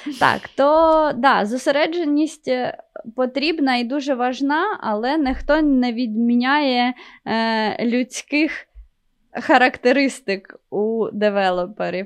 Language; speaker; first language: Ukrainian; non-native, local second language; Russian